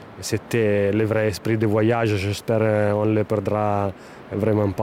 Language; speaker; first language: French; non-native, fluent; Italian